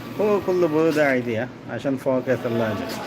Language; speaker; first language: Arabic; non-native, learner; Bangla